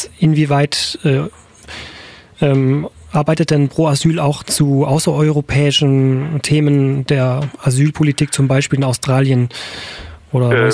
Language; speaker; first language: German; native; German